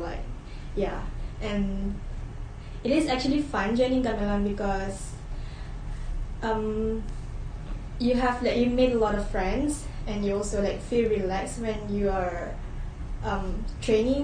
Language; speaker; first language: English; non-native, local second language; Malay